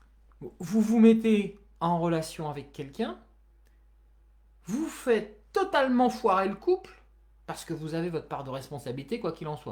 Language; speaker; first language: French; native; French